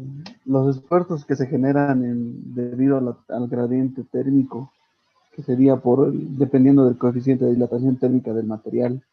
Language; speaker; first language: Spanish; native; Spanish